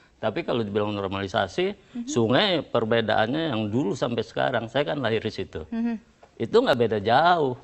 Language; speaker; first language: Indonesian; native; Indonesian